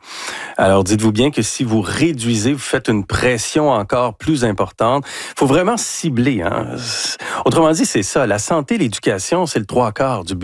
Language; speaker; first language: French; native; French